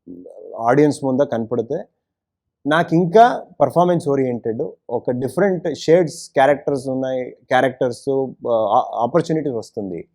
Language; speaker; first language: Telugu; non-native, learner; Kannada